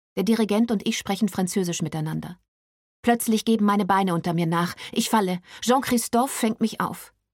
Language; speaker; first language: German; native; German